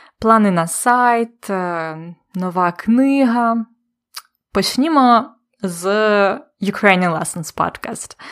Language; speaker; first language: Ukrainian; native; Ukrainian